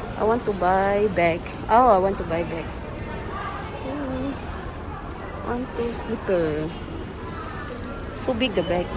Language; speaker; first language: English; non-native, learner; Filipino